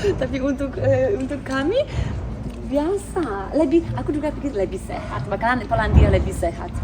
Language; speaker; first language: Indonesian; non-native, learner; Polish